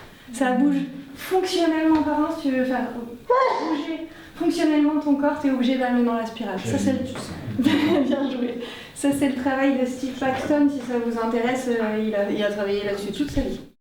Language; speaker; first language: French; native; French